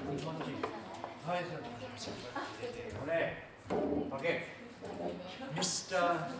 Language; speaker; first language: Japanese; non-native, learner; English